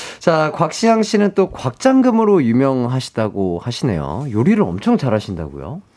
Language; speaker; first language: Korean; native; Korean